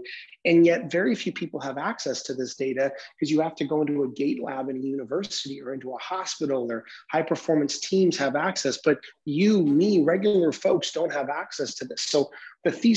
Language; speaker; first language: English; native; English